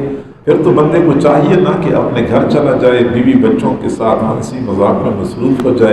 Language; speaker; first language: Urdu; native; Urdu